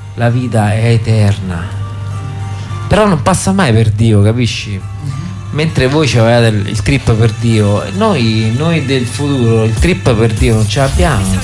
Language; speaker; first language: Italian; native; Italian